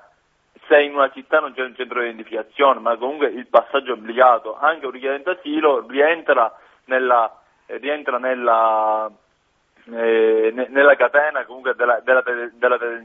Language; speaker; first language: Italian; native; Italian